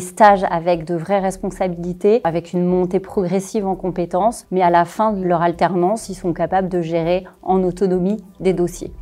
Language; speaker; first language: French; native; French